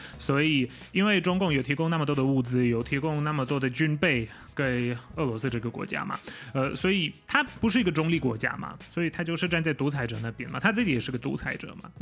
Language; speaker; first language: Chinese; non-native, fluent; Polish